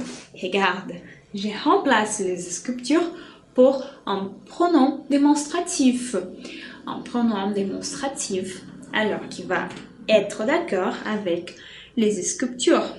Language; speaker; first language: French; non-native, fluent; Portuguese